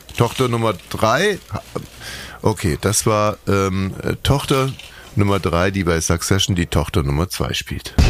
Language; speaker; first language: German; native; German